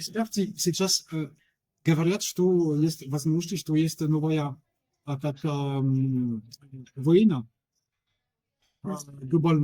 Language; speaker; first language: Russian; non-native, learner; French